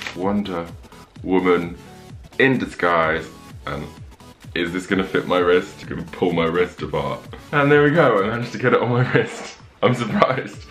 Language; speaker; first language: English; native; English